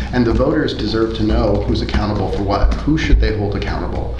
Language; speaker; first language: English; early bilingual, other home language; Spanish